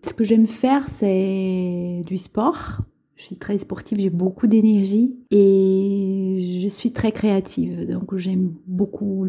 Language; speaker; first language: French; non-native, local second language; Portuguese